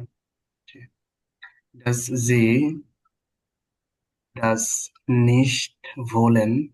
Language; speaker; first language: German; non-native, learner; Bangla